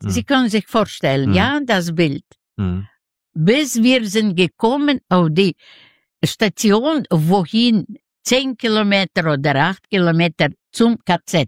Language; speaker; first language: German; non-native, fluent; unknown